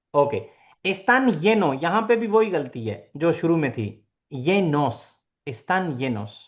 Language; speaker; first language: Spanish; non-native, fluent; Urdu